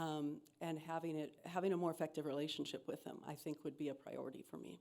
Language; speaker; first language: English; native; English